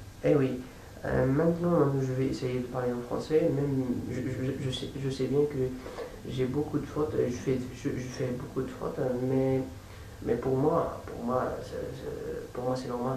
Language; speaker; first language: French; non-native, fluent; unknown